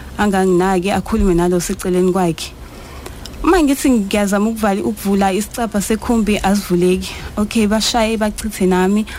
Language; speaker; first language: Zulu; native; Zulu